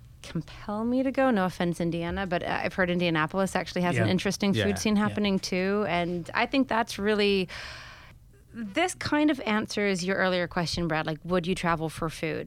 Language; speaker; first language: English; native; English